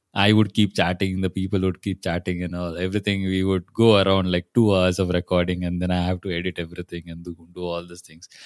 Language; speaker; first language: English; non-native, local second language; Marathi